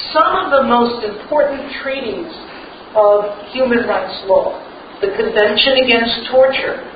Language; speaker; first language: English; native; English